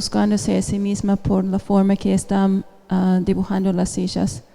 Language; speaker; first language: Spanish; non-native, fluent; English